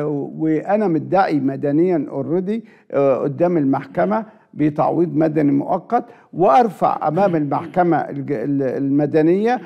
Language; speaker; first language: Arabic; native; Arabic